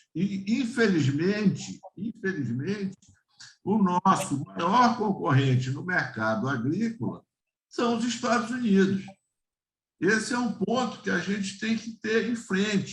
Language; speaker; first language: Portuguese; native; Portuguese